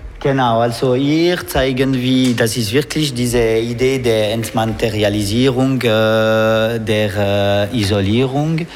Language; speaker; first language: German; non-native, local second language; French